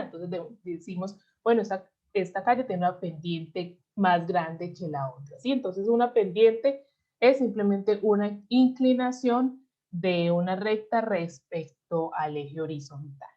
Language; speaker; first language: Spanish; native; Spanish